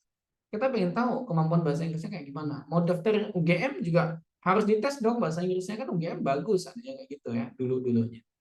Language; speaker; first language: Indonesian; native; Indonesian